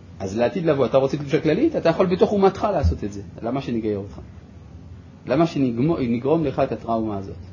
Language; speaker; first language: Hebrew; non-native, fluent; French